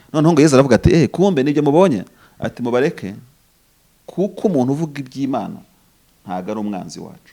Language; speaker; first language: Kinyarwanda; native; Kinyarwanda